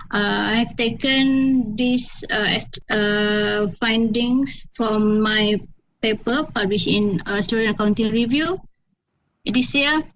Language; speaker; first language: English; non-native, fluent; Malay